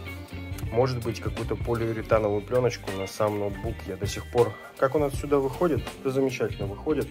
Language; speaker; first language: Russian; native; Russian